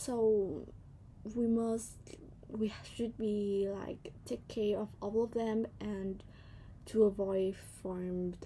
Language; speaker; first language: English; non-native, learner; Vietnamese